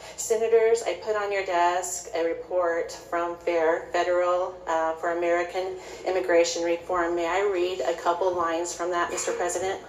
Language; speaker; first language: English; native; English